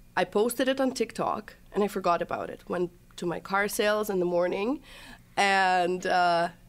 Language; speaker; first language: English; non-native, fluent; Russian